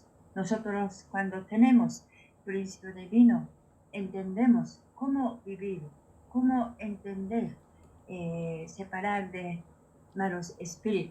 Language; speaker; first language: Spanish; non-native, learner; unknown